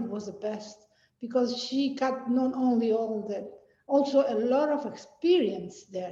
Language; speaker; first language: English; non-native, fluent; Spanish